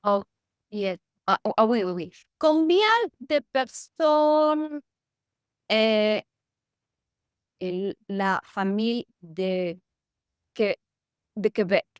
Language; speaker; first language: French; non-native, learner; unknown